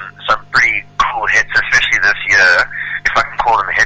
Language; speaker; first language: English; native; English